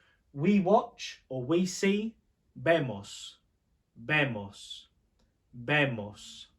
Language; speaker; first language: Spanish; non-native, fluent; English